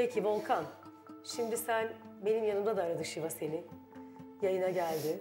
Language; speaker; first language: Turkish; native; Turkish